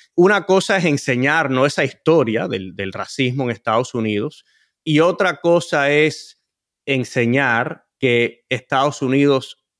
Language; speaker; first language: Spanish; early bilingual, heritage; Spanish